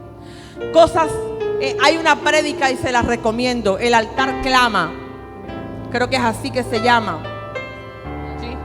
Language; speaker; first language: Spanish; native; Spanish